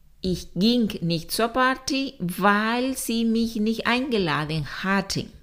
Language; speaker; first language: German; non-native, fluent; Spanish